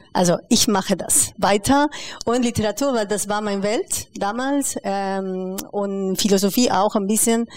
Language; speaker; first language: German; non-native, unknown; Spanish